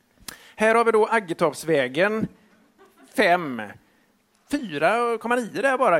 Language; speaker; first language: Swedish; native; Swedish